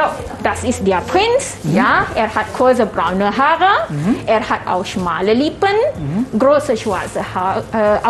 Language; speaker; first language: German; non-native, fluent; Malay